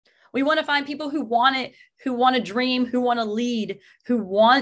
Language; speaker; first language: English; native; English